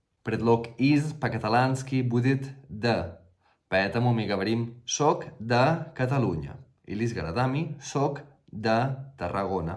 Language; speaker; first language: Russian; non-native, fluent; Catalan